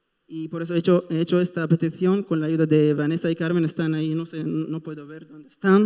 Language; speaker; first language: Spanish; non-native, fluent; Arabic